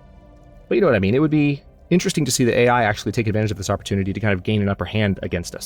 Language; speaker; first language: English; native; English